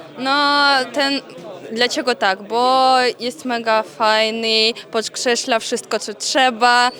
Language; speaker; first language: Polish; non-native, fluent; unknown